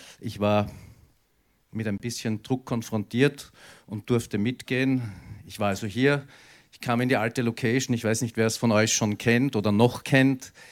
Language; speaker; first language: German; native; German